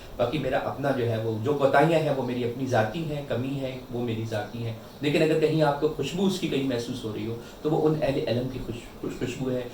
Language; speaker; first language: Urdu; non-native, local second language; Northern Hindko